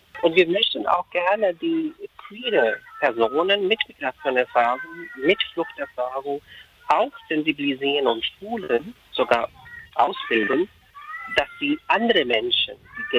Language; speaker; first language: German; non-native, fluent; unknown